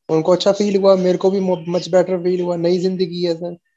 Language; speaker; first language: Hindi; native; Hindi